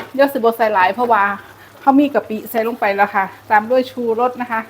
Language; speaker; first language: Thai; native; Thai